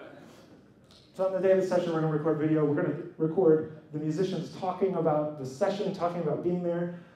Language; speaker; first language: English; native; English